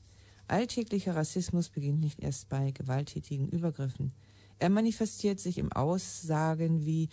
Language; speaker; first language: German; native; German